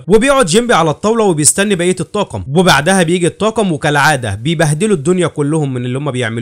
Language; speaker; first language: Arabic; native; Arabic